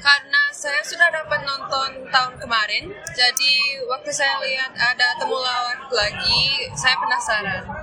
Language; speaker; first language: Indonesian; early bilingual, heritage; Indonesian